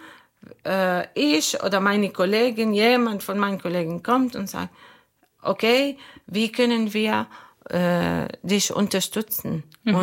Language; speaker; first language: German; non-native, learner; Arabic